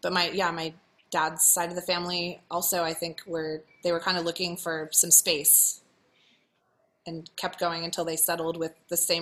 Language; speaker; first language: English; native; English